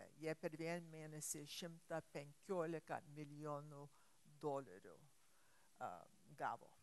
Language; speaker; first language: Lithuanian; early bilingual, heritage; English